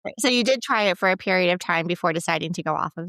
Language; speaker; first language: English; native; English